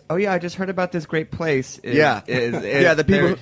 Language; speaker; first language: English; native; English